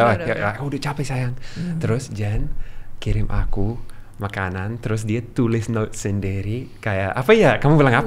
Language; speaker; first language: Indonesian; non-native, learner; English